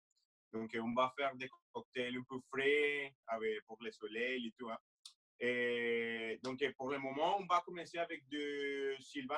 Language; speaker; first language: French; non-native, fluent; Spanish